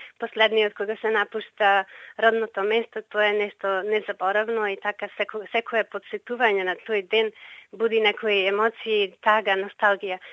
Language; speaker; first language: Macedonian; native; Macedonian